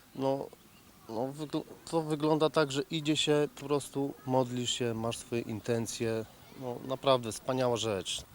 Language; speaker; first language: Polish; native; Polish